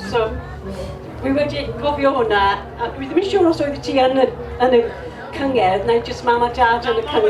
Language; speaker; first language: Welsh; non-native, local second language; English